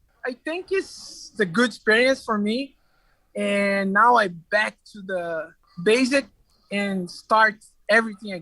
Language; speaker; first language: English; non-native, learner; Portuguese